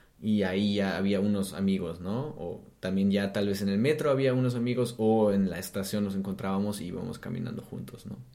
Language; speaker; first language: Spanish; non-native, fluent; German